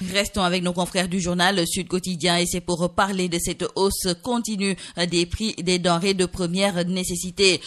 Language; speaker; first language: French; non-native, local second language; Wolof